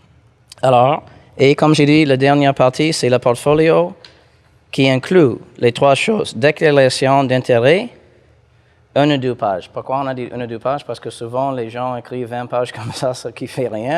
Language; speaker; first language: French; non-native, fluent; English